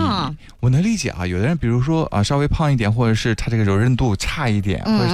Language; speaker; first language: Chinese; native; Chinese